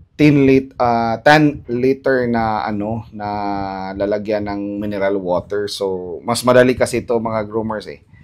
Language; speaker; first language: Filipino; non-native, local second language; Cebuano